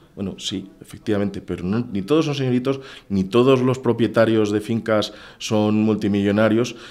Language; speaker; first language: Spanish; native; Spanish